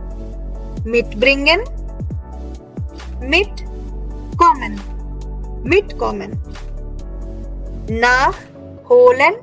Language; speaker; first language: German; non-native, fluent; Hindi